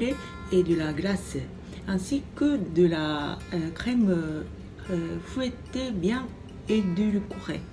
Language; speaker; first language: French; non-native, fluent; Japanese